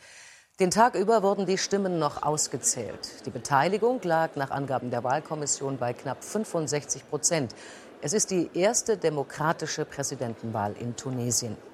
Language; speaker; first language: German; native; German